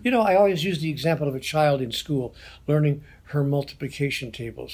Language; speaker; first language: English; native; English